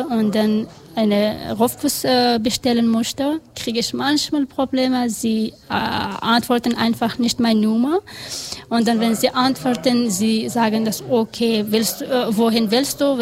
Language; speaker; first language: German; non-native, learner; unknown